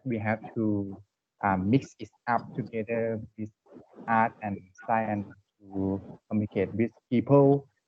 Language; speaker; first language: English; non-native, learner; Thai